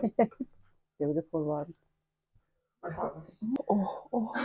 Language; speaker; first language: English; non-native, learner; Persian